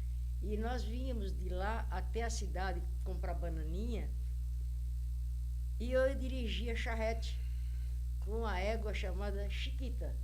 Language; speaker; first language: Portuguese; native; Portuguese